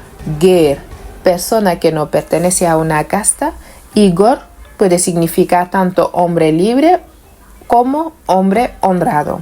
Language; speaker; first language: Spanish; non-native, fluent; Wolof